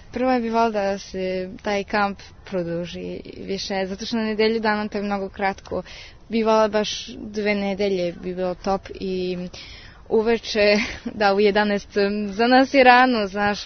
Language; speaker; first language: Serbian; early bilingual, heritage; Serbian